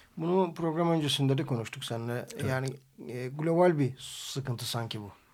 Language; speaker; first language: Turkish; native; Turkish